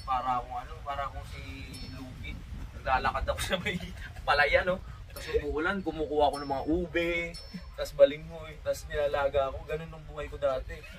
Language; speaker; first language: Filipino; non-native, local second language; Hiligaynon